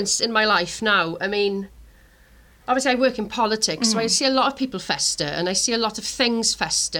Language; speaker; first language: English; native; English